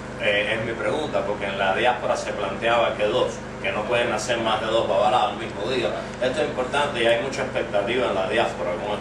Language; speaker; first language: Spanish; native; Spanish